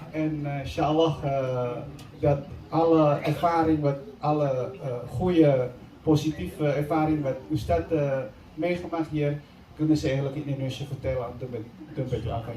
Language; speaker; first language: Dutch; non-native, fluent; Indonesian